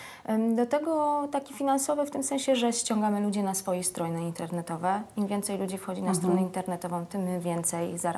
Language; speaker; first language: Polish; native; Polish